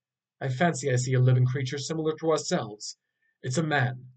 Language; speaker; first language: English; native; English